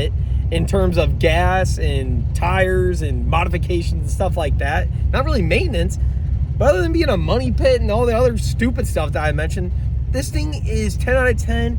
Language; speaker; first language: English; native; English